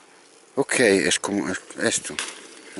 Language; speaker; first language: Spanish; non-native, learner; French